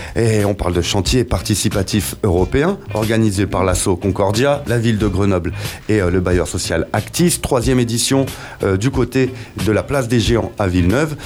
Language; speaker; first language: French; native; French